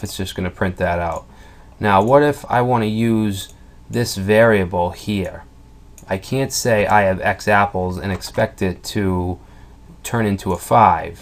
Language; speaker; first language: English; native; English